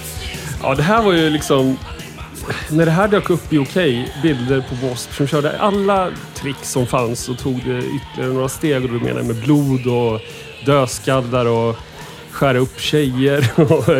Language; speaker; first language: Swedish; native; Swedish